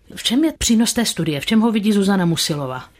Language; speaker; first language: Czech; native; Czech